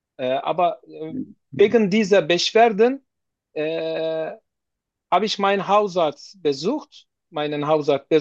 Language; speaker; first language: German; non-native, learner; Turkish